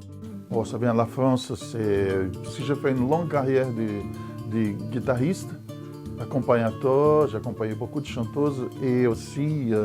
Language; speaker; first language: French; non-native, fluent; Portuguese